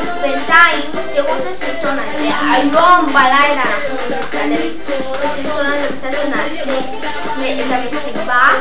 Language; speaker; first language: Hebrew; native; Hebrew